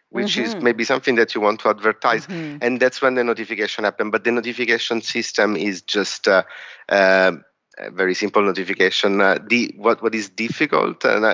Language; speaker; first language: English; non-native, fluent; Italian